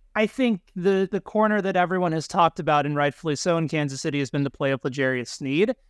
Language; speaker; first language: English; native; English